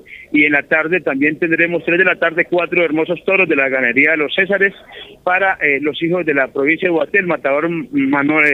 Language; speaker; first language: Spanish; native; Spanish